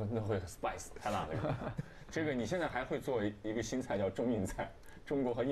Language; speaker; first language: Chinese; native; Chinese